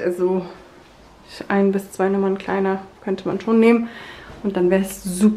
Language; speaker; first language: German; native; German